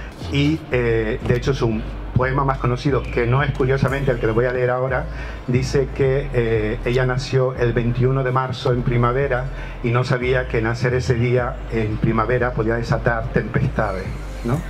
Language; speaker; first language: Spanish; native; Spanish